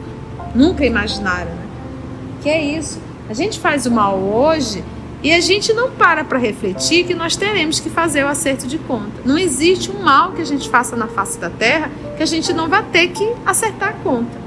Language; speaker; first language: Portuguese; native; Portuguese